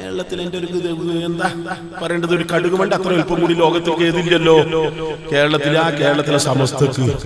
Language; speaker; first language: Malayalam; native; Malayalam